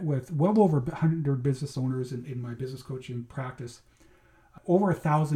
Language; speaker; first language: English; native; English